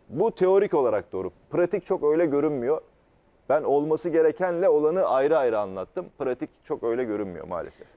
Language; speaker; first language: Turkish; native; Turkish